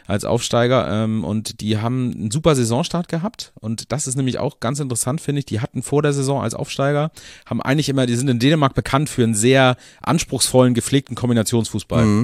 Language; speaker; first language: German; native; German